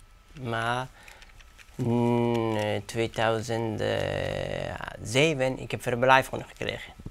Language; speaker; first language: Dutch; non-native, learner; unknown